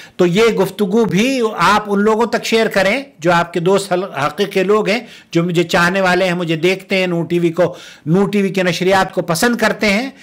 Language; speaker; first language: Urdu; native; Urdu